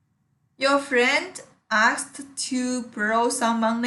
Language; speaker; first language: English; non-native, learner; Chinese